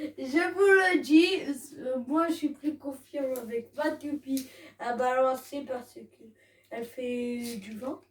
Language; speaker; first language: French; native; French